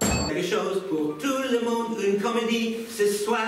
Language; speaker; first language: French; non-native, fluent; English